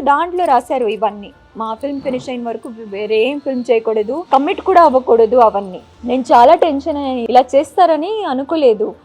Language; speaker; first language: Telugu; non-native, fluent; Marathi